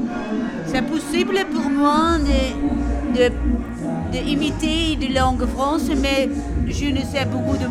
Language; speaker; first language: French; non-native, learner; Dutch